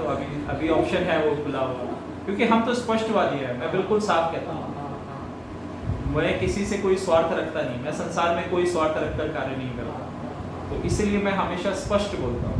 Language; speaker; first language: Hindi; native; Hindi